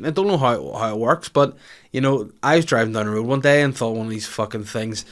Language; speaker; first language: English; native; English